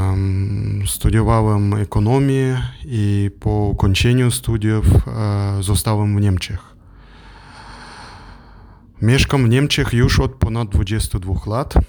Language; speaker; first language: Polish; non-native, learner; German